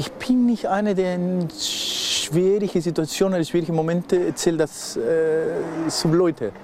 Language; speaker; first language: German; non-native, fluent; Spanish